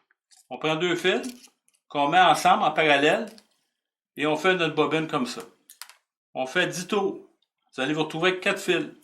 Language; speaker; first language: French; native; French